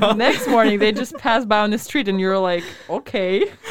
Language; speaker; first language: English; non-native, fluent; Russian